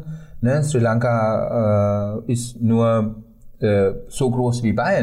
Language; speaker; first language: German; non-native, fluent; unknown